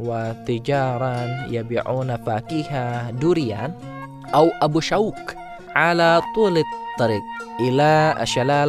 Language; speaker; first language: Arabic; non-native, fluent; Indonesian